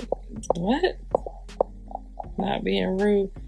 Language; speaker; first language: English; native; English